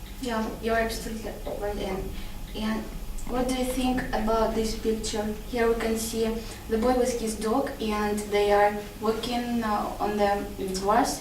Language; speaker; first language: English; non-native, learner; Russian